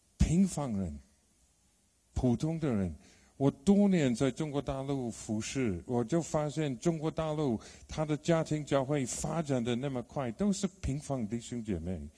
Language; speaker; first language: Chinese; non-native, fluent; English